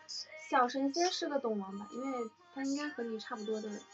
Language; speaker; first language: Chinese; native; Chinese